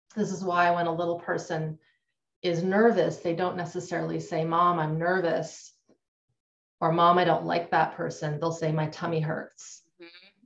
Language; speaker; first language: English; native; English